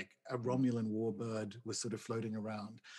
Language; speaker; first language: English; native; English